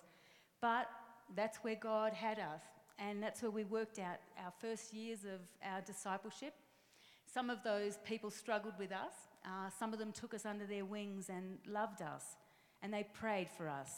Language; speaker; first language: English; native; English